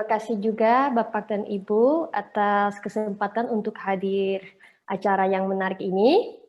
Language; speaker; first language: Indonesian; non-native, learner; Dutch